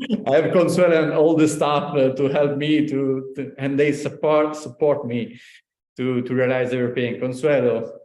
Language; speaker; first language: English; non-native, learner; Italian